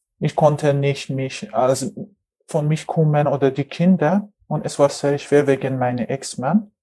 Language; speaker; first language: German; non-native, learner; Persian